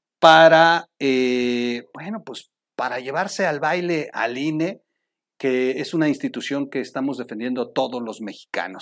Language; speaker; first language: Spanish; native; Spanish